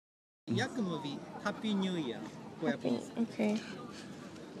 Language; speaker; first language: Polish; non-native, learner; Japanese